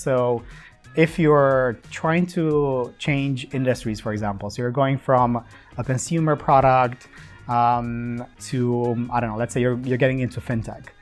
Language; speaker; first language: English; non-native, fluent; Romanian